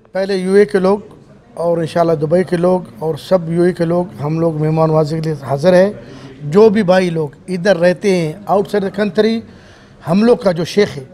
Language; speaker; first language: Hindi; non-native, fluent; Arabic